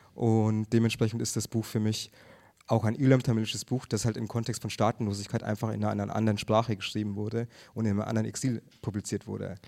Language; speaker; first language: German; early bilingual, other home language; Tamil